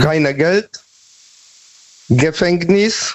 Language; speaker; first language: German; non-native, learner; Polish